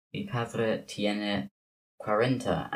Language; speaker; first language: Spanish; non-native, learner; English